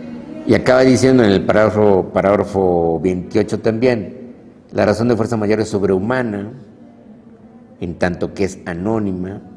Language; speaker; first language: Spanish; native; Spanish